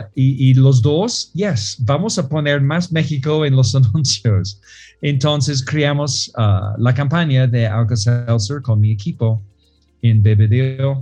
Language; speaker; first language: Spanish; non-native, fluent; English